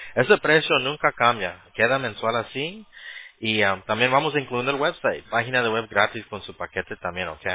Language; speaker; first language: Spanish; early bilingual, heritage; Spanish